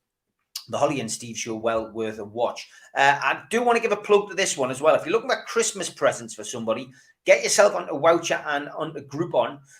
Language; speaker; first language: English; native; English